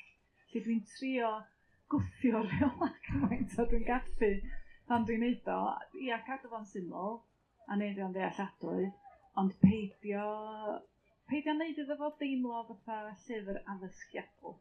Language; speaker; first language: Welsh; native; Welsh